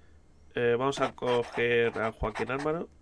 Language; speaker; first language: Spanish; native; Spanish